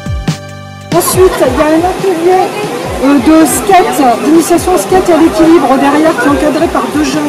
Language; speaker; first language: French; native; French